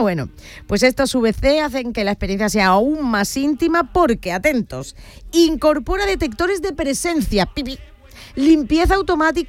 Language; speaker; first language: Spanish; native; Spanish